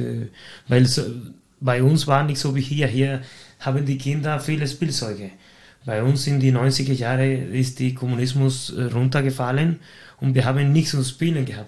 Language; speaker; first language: German; non-native, fluent; Spanish